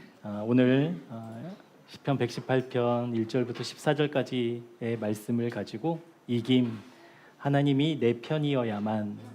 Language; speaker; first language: Korean; native; Korean